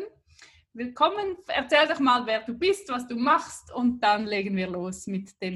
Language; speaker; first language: German; native; German